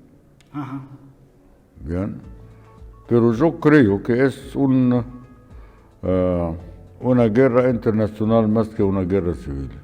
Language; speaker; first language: Spanish; non-native, fluent; Arabic